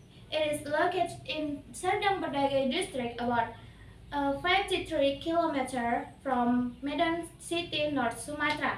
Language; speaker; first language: English; non-native, learner; Indonesian